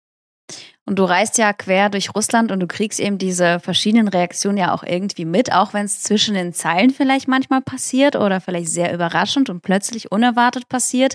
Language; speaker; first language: German; early bilingual, other home language; Russian